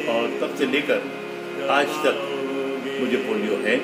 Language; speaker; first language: Hindi; non-native, local second language; Gujarati